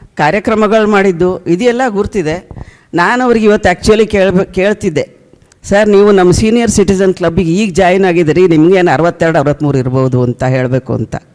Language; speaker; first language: Kannada; native; Kannada